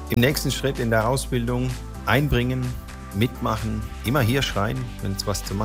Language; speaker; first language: German; native; German